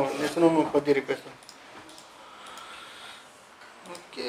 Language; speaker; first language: Italian; non-native, fluent; Romanian